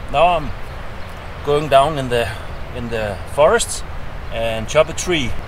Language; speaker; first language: English; non-native, fluent; Danish